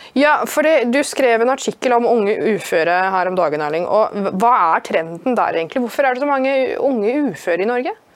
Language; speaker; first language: Norwegian; native; Norwegian